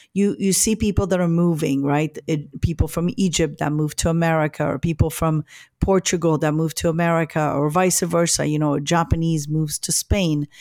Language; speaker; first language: English; early bilingual, other home language; French